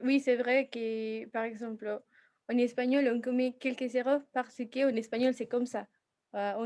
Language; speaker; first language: French; non-native, fluent; Spanish